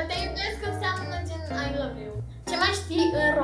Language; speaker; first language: Romanian; native; Romanian